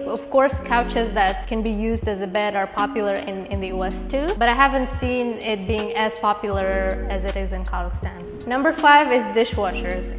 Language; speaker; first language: English; non-native, fluent; Kazakh